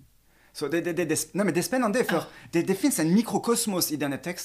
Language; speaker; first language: Swedish; non-native, fluent; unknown